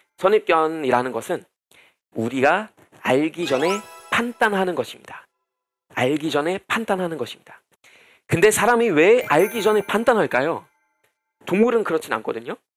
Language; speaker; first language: Korean; non-native, fluent; German